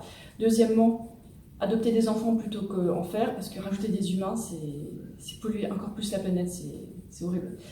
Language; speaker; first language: French; native; French